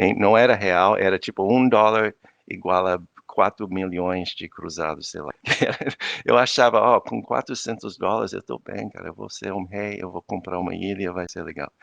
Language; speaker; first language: Portuguese; non-native, fluent; English